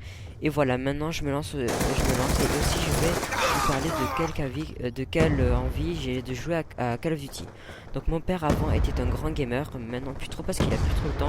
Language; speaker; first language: French; native; French